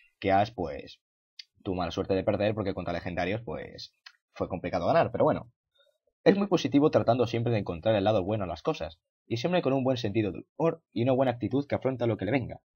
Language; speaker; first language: Spanish; native; Spanish